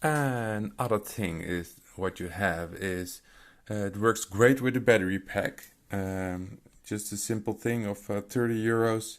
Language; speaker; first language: English; non-native, fluent; Dutch